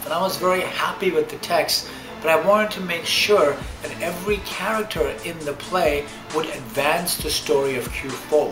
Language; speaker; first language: English; native; English